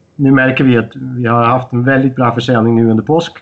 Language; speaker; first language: Swedish; non-native, fluent; Dutch